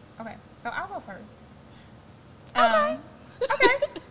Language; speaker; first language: English; native; English